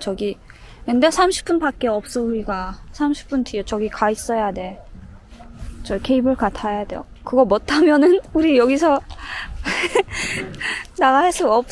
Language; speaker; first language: Korean; non-native, fluent; Turkmen